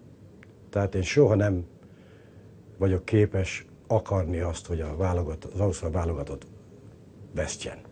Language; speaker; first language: Hungarian; early bilingual, other home language; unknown